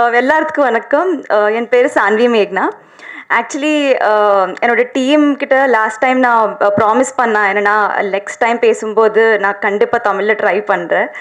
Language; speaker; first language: Tamil; non-native, learner; Telugu